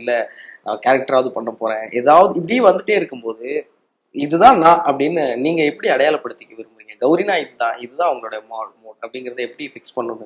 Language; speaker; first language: Tamil; native; Tamil